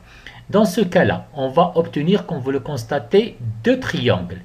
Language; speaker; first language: French; non-native, local second language; Arabic